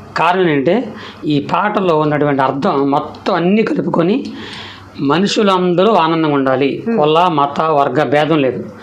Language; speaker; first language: Telugu; non-native, local second language; Koya